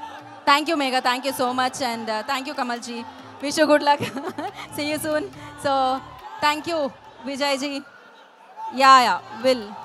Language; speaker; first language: Telugu; native; Telugu